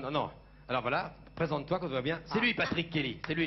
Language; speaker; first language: French; native; French